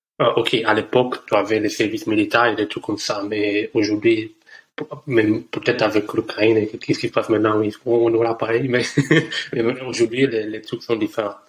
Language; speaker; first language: French; non-native, learner; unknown